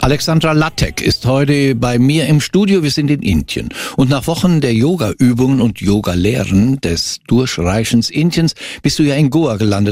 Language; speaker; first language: German; native; German